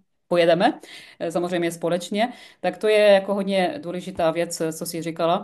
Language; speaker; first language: Czech; non-native, fluent; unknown